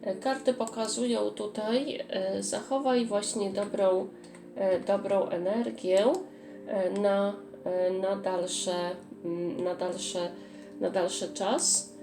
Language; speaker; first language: Polish; native; Polish